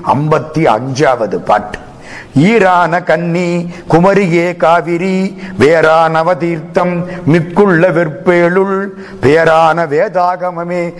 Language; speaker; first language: Tamil; native; Tamil